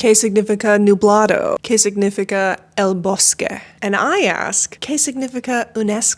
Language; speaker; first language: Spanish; non-native, learner; English